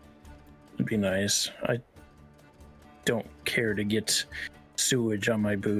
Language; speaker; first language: English; native; English